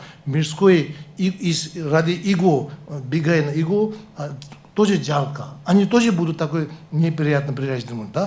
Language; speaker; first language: Russian; non-native, learner; Tibetan